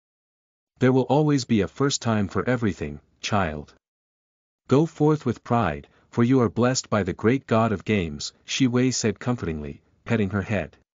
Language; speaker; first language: English; native; English